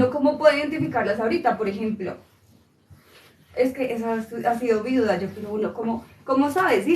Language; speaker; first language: Spanish; native; Spanish